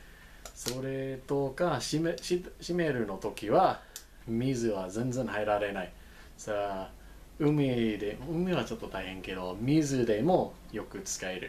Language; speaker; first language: Japanese; non-native, learner; English